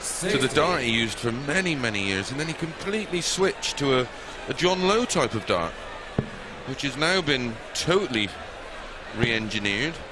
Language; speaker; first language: English; native; English